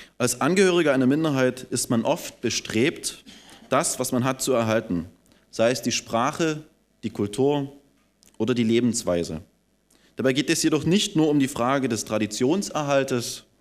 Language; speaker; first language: German; non-native, local second language; Upper Sorbian